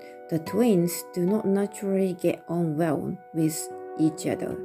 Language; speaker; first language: English; non-native, fluent; Japanese